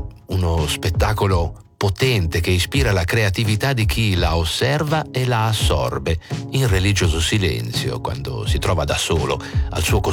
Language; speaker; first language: Italian; native; Italian